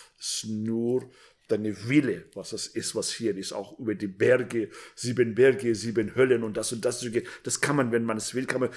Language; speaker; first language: German; non-native, fluent; Persian